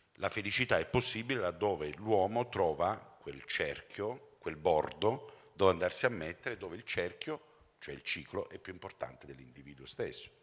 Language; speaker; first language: Italian; native; Italian